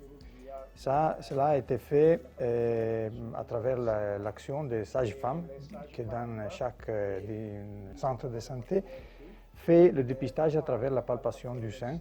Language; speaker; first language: French; non-native, fluent; Italian